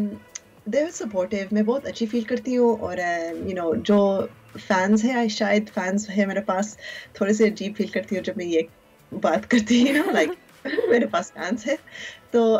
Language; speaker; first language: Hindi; early bilingual, heritage; Urdu